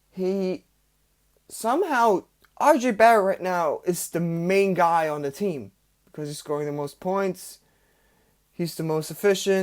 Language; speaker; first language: English; native; English